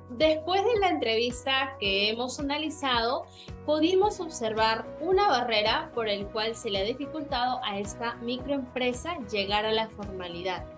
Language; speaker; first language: Spanish; native; Spanish